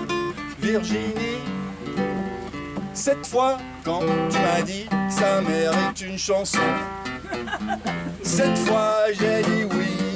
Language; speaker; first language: French; native; French